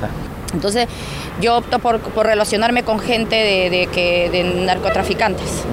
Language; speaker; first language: Spanish; native; Spanish